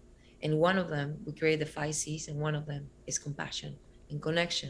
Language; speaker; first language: English; non-native, fluent; Spanish